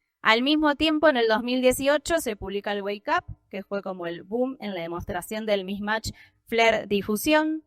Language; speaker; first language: Spanish; native; Spanish